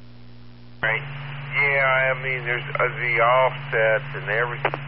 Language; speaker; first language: English; native; English